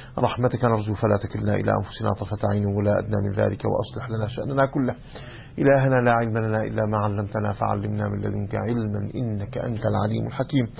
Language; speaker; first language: Arabic; native; Arabic